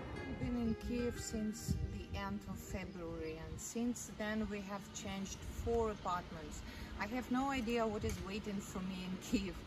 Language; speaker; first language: English; non-native, fluent; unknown